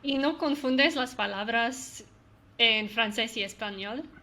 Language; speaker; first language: Spanish; non-native, learner; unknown